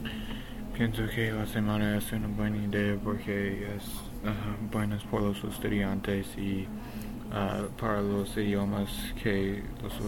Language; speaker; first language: Spanish; non-native, learner; English